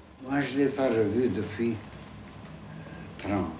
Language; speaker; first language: French; non-native, fluent; Russian